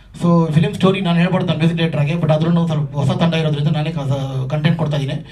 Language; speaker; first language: Kannada; native; Kannada